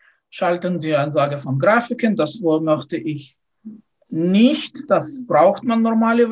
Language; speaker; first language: German; non-native, fluent; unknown